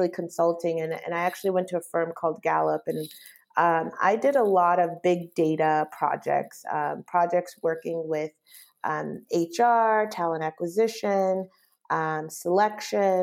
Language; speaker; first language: English; native; English